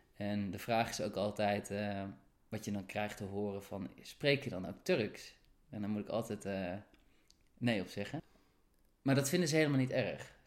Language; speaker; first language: Dutch; early bilingual, other home language; Turkish